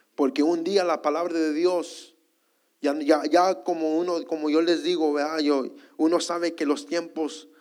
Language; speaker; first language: Spanish; early bilingual, heritage; Spanish